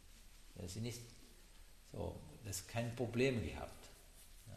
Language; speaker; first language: German; non-native, learner; Sinhala